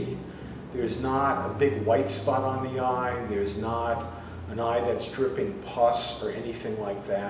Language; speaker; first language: English; native; English